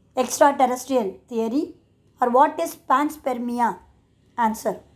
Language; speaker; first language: English; non-native, local second language; Tamil